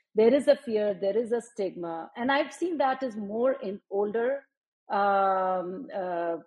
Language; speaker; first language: English; non-native, local second language; Hindi